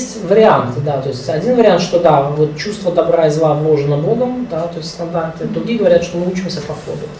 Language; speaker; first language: Russian; native; Russian